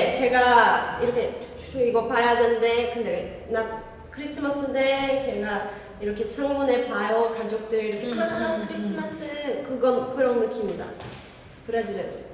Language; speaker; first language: Korean; non-native, learner; Portuguese